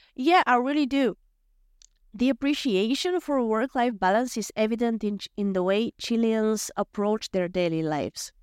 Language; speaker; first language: English; non-native, fluent; Bulgarian